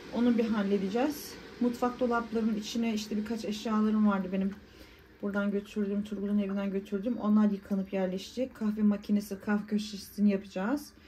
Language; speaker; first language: Turkish; early bilingual, heritage; Turkish